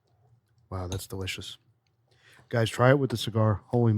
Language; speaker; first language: English; native; English